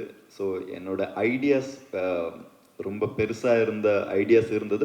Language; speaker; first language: Tamil; non-native, learner; Kannada